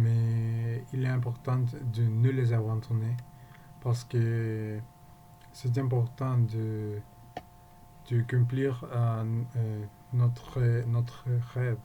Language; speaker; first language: French; non-native, learner; Spanish